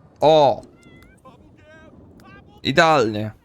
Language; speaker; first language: Polish; native; Polish